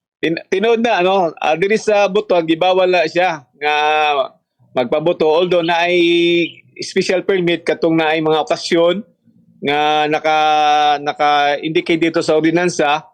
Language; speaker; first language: Cebuano; native; Cebuano